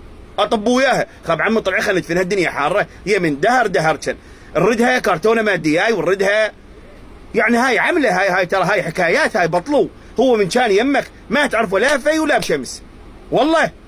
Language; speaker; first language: Arabic; native; Arabic